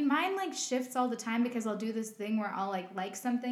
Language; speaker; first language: English; native; English